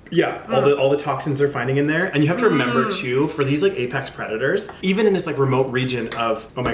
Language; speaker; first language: English; native; English